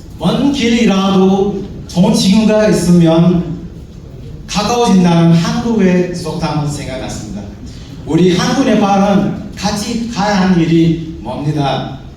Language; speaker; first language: Korean; non-native, learner; Nepali